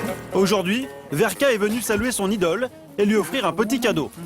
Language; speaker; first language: French; native; French